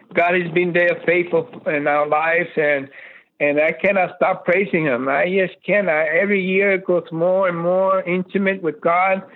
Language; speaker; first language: English; native; English